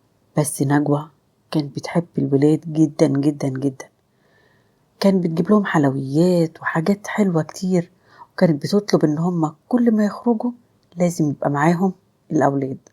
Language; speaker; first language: Arabic; native; Arabic